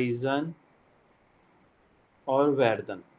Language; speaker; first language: German; non-native, fluent; Hindi